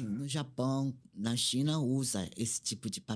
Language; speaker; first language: Portuguese; non-native, fluent; Korean